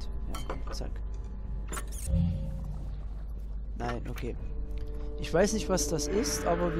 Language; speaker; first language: German; native; German